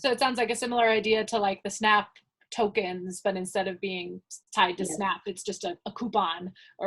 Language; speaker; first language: English; native; English